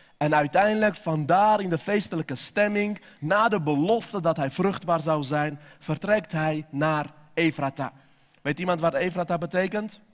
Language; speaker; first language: Dutch; non-native, fluent; Armenian